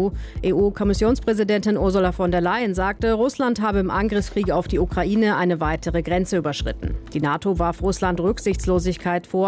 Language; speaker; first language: German; native; German